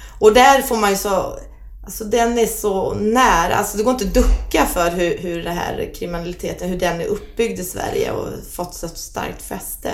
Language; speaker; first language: Swedish; native; Swedish